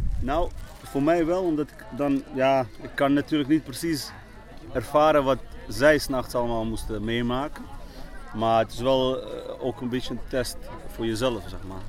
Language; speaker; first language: Dutch; early bilingual, other home language; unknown